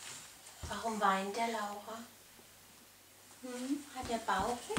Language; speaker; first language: German; native; German